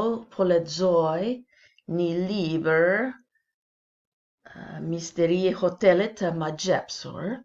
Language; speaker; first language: Albanian; non-native, learner; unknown